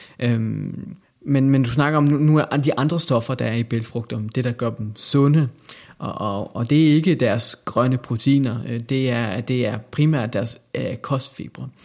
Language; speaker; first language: Danish; native; Danish